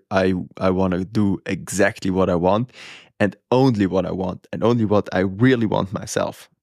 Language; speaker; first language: English; non-native, fluent; Italian